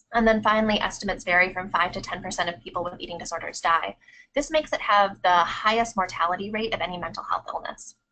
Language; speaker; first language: English; native; English